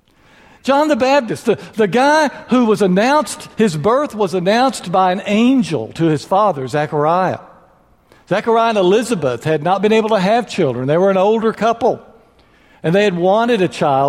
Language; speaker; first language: English; native; English